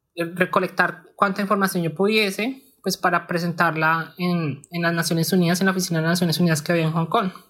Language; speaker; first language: Spanish; native; Spanish